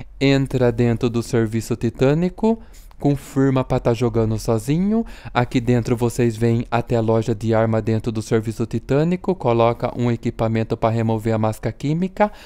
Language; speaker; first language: Portuguese; native; Portuguese